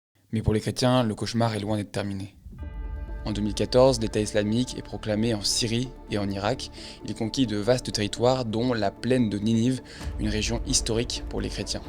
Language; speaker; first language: French; native; French